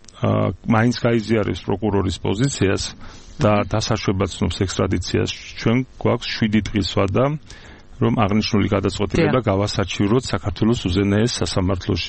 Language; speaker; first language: Georgian; native; Georgian